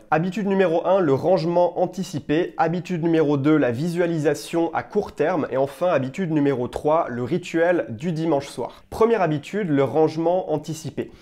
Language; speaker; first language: French; native; French